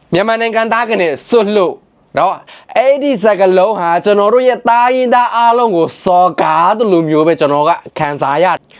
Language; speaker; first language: Burmese; non-native, local second language; Mon